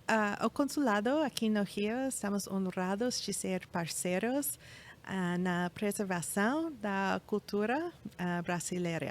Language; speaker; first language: Portuguese; non-native, fluent; English